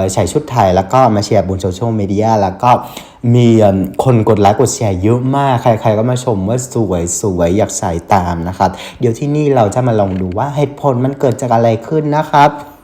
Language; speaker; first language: Thai; non-native, fluent; Vietnamese